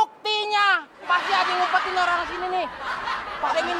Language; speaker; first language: Indonesian; native; Indonesian